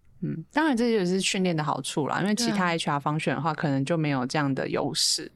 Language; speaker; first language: Chinese; native; Chinese